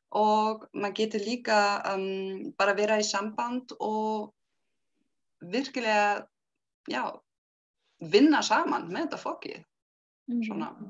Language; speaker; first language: Icelandic; non-native, learner; German